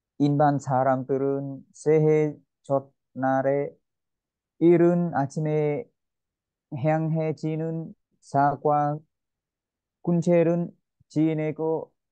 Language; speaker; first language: Korean; non-native, learner; Vietnamese